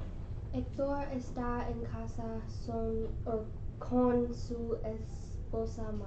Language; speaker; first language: Spanish; non-native, learner; English